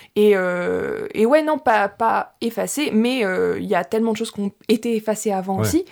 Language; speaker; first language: French; native; French